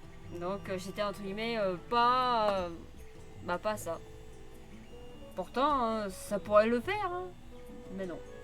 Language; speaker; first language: French; native; French